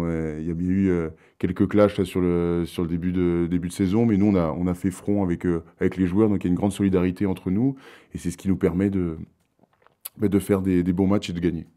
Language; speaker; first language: French; native; French